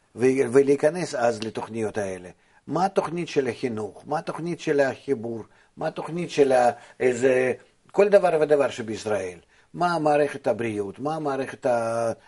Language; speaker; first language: Hebrew; non-native, fluent; Russian